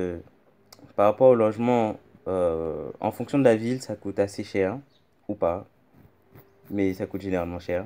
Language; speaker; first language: French; native; French